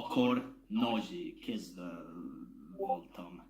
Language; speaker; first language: Hungarian; non-native, learner; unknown